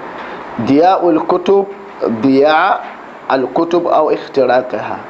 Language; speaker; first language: Arabic; non-native, fluent; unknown